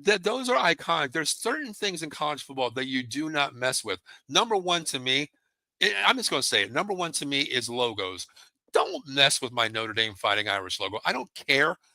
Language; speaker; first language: English; native; English